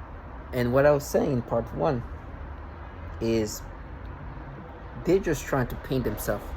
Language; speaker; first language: English; non-native, fluent; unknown